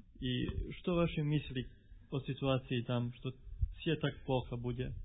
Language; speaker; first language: Russian; non-native, learner; Serbian